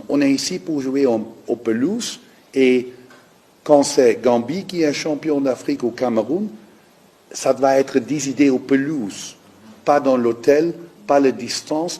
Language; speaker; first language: French; non-native, fluent; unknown